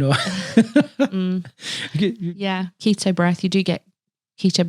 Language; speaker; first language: English; native; English